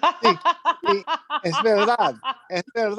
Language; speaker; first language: Spanish; non-native, learner; English